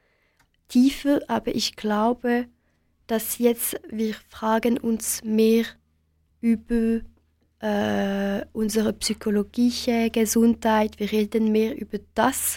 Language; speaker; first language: German; non-native, local second language; French